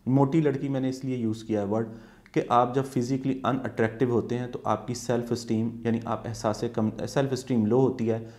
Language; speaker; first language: Urdu; native; Urdu